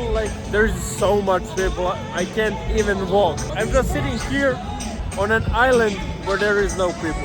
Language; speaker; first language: English; non-native, fluent; Serbian